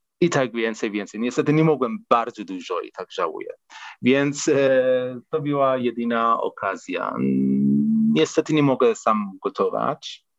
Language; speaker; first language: Polish; non-native, fluent; Persian